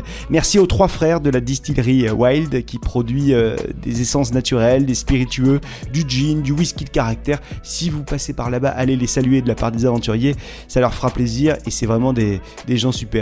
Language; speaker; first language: French; native; French